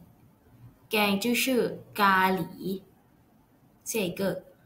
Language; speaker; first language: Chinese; non-native, learner; Thai